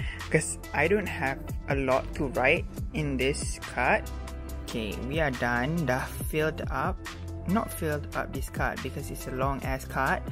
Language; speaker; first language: English; non-native, local second language; Malay